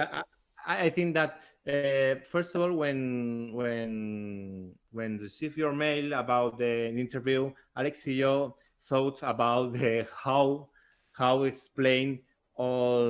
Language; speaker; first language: English; non-native, learner; Spanish